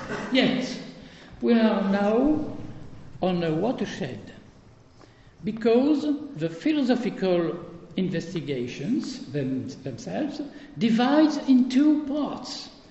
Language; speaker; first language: English; non-native, fluent; French